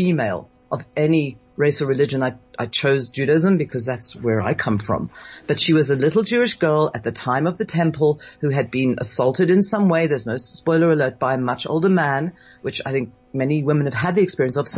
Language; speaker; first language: English; native; English